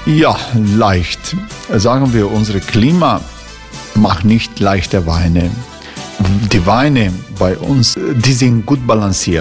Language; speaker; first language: German; non-native, learner; Croatian